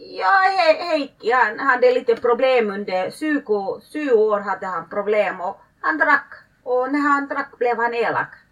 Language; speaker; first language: Swedish; early bilingual, other home language; Finnish